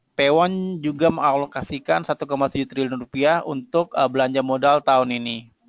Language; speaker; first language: Indonesian; native; Indonesian